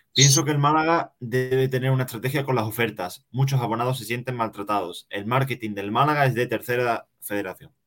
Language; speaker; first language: Spanish; native; Spanish